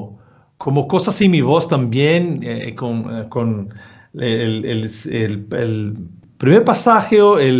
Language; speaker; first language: Spanish; non-native, fluent; Portuguese